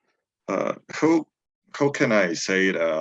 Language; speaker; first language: English; non-native, learner; Spanish